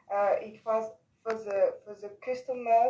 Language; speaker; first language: English; non-native, learner; French